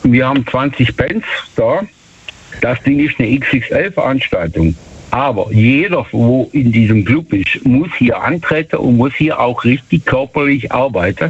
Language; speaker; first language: German; native; German